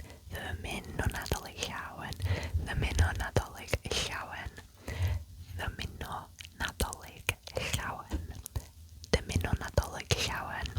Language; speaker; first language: Welsh; non-native, local second language; English